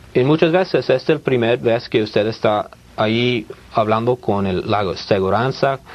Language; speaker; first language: Spanish; early bilingual, heritage; Spanish